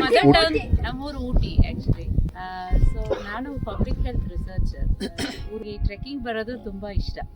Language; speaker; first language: Kannada; early bilingual, heritage; Kannada